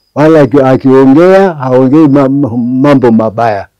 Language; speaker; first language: Swahili; non-native, local second language; Masai